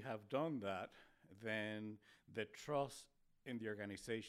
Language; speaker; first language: English; non-native, fluent; Spanish